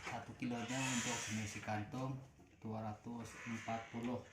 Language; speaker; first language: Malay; non-native, local second language; Javanese